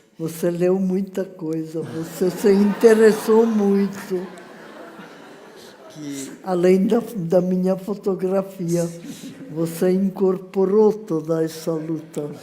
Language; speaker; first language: Portuguese; non-native, fluent; French